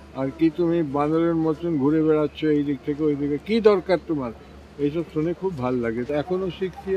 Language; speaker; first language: Bangla; non-native, fluent; Hindi